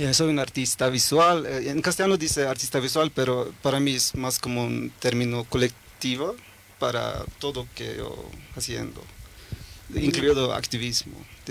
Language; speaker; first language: Spanish; early bilingual, heritage; Norwegian